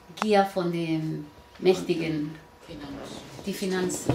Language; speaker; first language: German; non-native, learner; Spanish